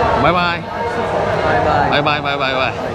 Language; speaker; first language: English; non-native, learner; Vietnamese